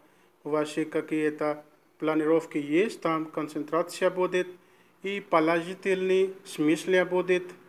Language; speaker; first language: Russian; non-native, learner; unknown